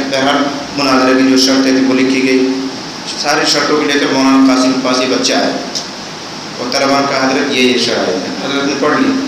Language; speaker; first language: Urdu; non-native, local second language; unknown